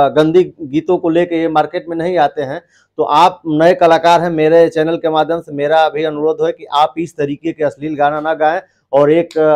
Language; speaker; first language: Hindi; non-native, local second language; Bhojpuri